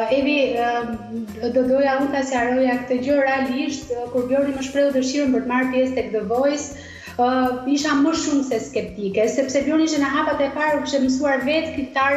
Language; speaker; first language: Albanian; native; Albanian